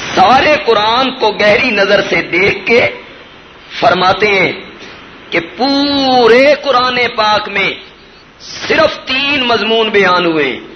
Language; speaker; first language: Urdu; non-native, local second language; Punjabi